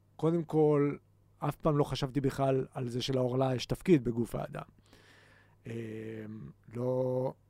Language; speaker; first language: Hebrew; native; Hebrew